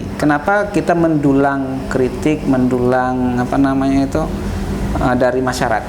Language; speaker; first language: Indonesian; native; Indonesian